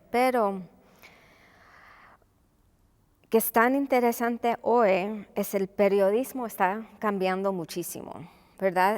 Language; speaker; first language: Spanish; non-native, local second language; English